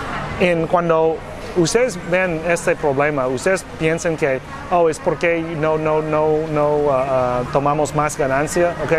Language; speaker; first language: Spanish; non-native, learner; English